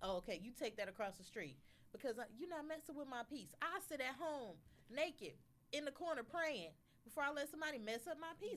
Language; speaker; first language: English; native; English